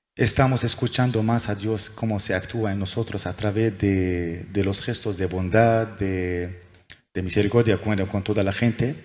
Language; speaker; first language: Spanish; non-native, fluent; Arabic